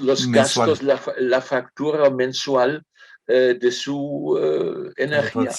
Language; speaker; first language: Spanish; non-native, fluent; German